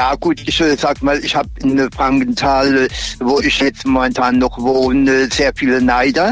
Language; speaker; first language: German; native; German